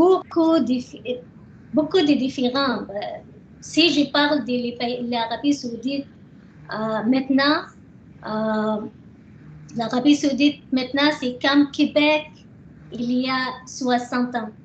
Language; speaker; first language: French; non-native, learner; Arabic